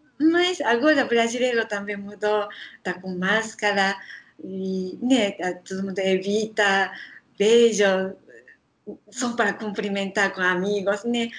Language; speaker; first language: Portuguese; non-native, learner; Japanese